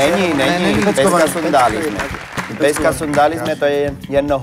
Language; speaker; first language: Czech; non-native, fluent; French